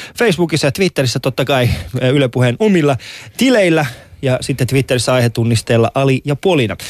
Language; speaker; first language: Finnish; early bilingual, other home language; Persian